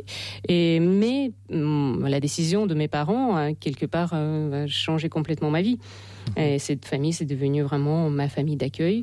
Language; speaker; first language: French; non-native, fluent; Russian